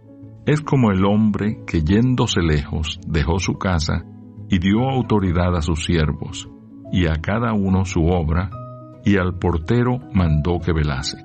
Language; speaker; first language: Spanish; native; Spanish